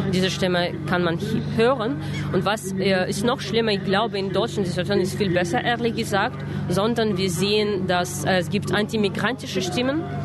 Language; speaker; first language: German; non-native, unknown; Russian